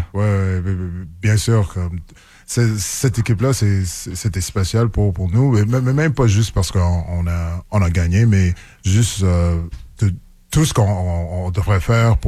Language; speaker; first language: French; non-native, local second language; English